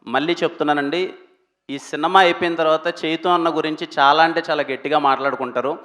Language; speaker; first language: Telugu; native; Telugu